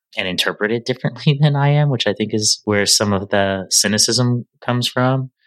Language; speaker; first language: English; native; English